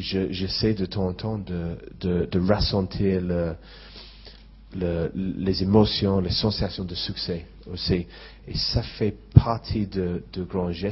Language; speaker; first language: French; non-native, fluent; English